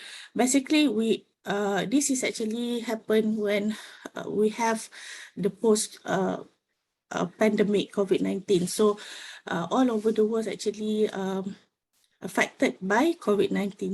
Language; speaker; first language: English; non-native, local second language; Malay